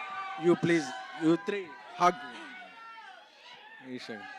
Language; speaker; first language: Telugu; native; Telugu